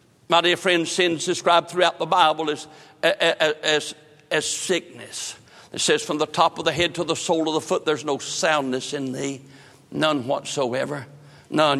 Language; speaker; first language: English; native; English